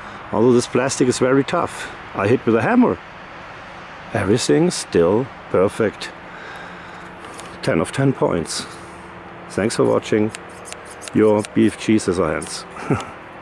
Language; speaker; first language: English; non-native, fluent; German